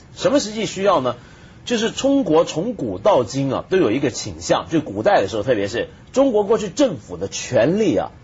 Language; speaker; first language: Chinese; native; Chinese